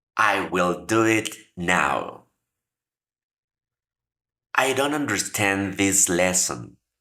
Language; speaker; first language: English; non-native, fluent; Spanish